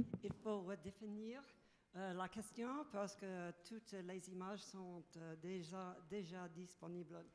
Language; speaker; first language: French; non-native, fluent; English